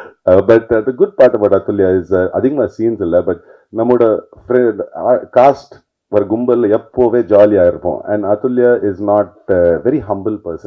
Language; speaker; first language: Tamil; non-native, fluent; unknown